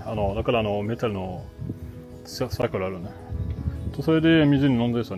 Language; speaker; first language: Japanese; non-native, learner; French